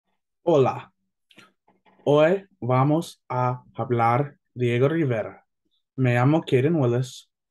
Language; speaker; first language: Spanish; non-native, learner; English